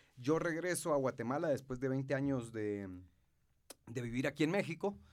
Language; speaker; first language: Spanish; native; Spanish